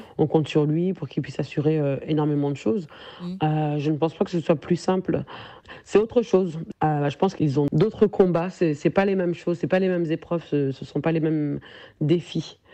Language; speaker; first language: French; early bilingual, other home language; Soninke